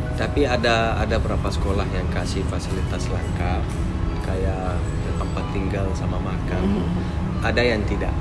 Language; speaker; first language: Indonesian; non-native, fluent; Arabic